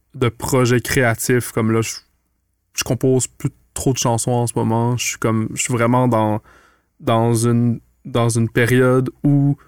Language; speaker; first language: French; native; French